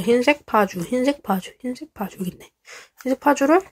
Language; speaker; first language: Korean; native; Korean